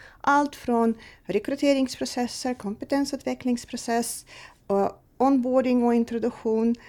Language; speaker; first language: Swedish; non-native, fluent; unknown